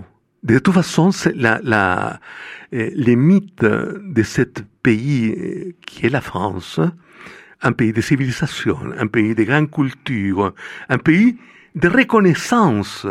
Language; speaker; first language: French; non-native, fluent; Spanish